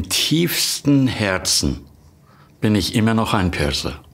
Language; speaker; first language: German; non-native, fluent; Persian